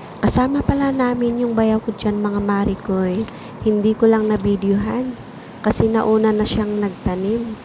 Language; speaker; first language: Filipino; non-native, local second language; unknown